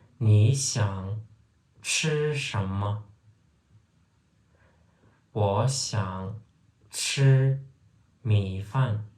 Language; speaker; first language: Chinese; non-native, fluent; Turkmen